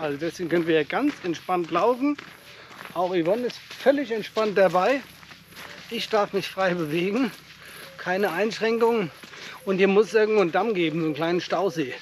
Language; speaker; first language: German; native; German